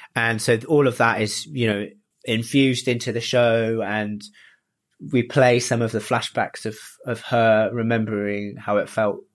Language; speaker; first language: English; early bilingual, other home language; Japanese